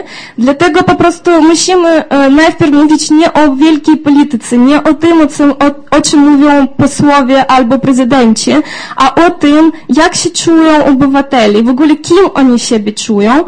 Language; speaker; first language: Polish; non-native, fluent; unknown